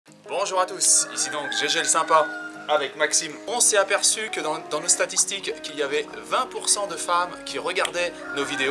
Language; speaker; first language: French; native; French